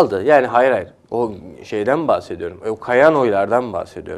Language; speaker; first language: Turkish; native; Turkish